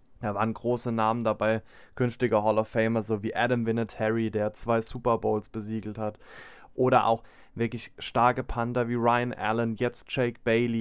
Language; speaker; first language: German; native; German